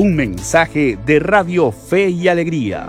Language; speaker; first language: Spanish; native; Spanish